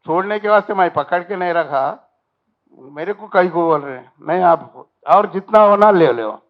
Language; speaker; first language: Hindi; non-native, local second language; Telugu